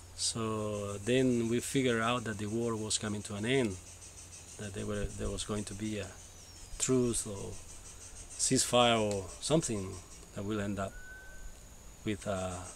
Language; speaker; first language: English; non-native, fluent; Spanish